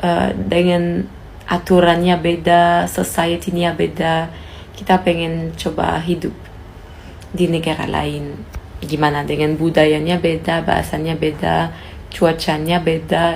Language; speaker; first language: Indonesian; non-native, fluent; French